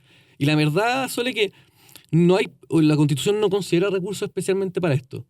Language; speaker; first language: Spanish; native; Spanish